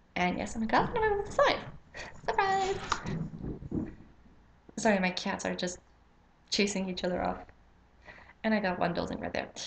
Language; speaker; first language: English; non-native, fluent; French